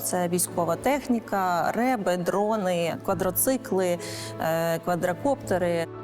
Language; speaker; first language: Ukrainian; native; Ukrainian